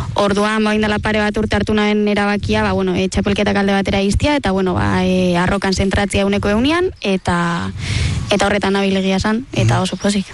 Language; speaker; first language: Basque; native; Basque